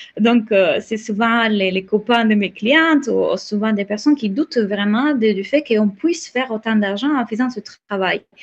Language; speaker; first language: French; non-native, fluent; Italian